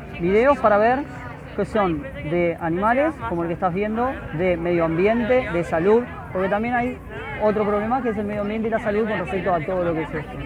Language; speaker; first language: Spanish; native; Spanish